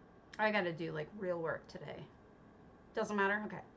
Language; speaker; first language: English; native; English